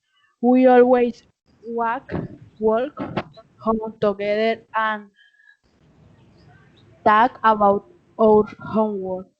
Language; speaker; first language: English; non-native, learner; Spanish